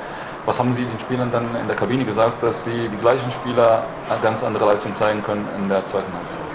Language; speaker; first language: German; non-native, fluent; Arabic